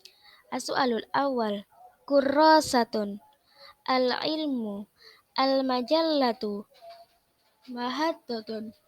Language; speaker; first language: Arabic; non-native, fluent; Indonesian